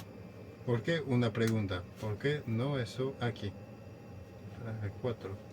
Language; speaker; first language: Spanish; non-native, learner; French